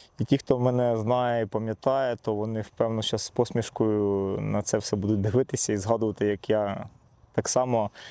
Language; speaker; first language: Ukrainian; non-native, local second language; Russian